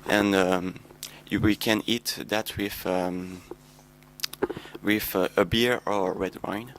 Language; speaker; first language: English; non-native, learner; French